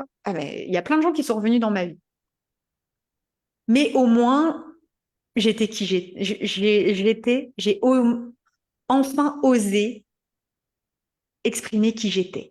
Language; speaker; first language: French; native; French